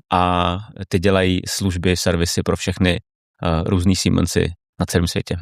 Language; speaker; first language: Czech; native; Czech